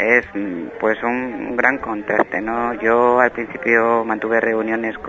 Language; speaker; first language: Spanish; native; Spanish